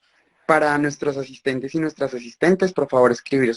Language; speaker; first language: Spanish; native; Spanish